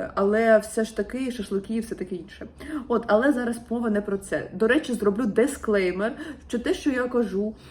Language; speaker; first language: Ukrainian; non-native, local second language; Russian